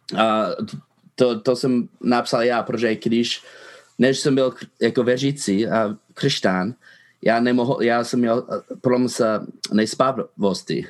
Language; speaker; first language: Czech; non-native, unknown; English